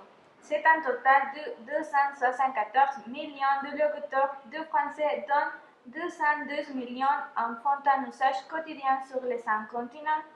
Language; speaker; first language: French; non-native, fluent; Spanish